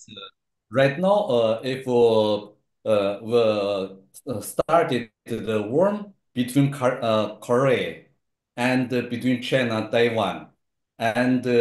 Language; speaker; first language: English; non-native, learner; Chinese